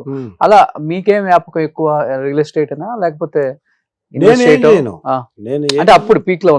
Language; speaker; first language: Telugu; native; Telugu